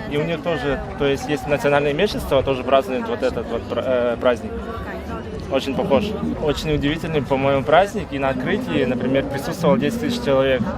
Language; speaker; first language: Russian; non-native, fluent; Chinese